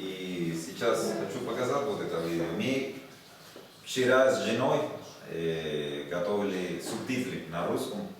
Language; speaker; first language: Russian; non-native, learner; Spanish